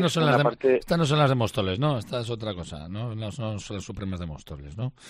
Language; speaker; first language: Spanish; native; Spanish